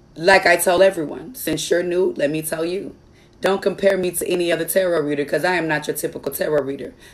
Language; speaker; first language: English; native; English